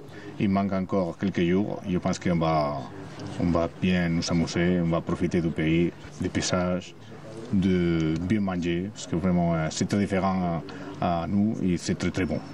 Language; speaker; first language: French; non-native, fluent; Spanish